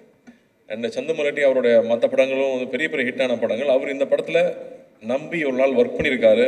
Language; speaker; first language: Tamil; native; Tamil